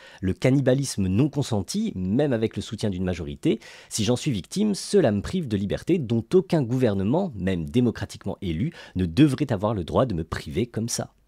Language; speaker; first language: French; native; French